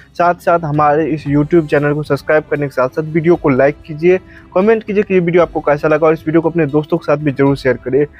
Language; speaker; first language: Hindi; native; Hindi